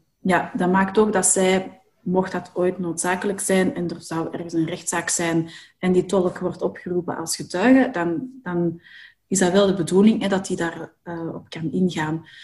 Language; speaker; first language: Dutch; native; Dutch